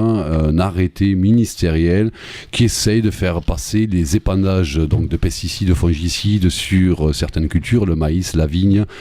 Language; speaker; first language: French; native; French